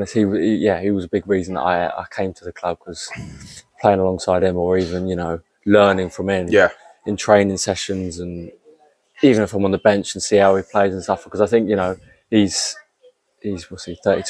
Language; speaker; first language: English; native; English